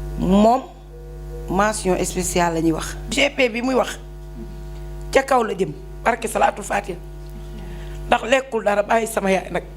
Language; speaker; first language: Wolof; native; Wolof